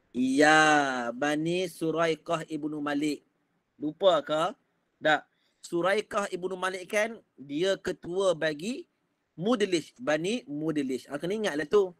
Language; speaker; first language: Malay; native; Malay